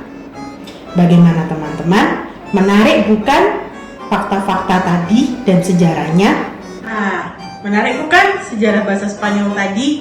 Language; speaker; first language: Indonesian; native; Indonesian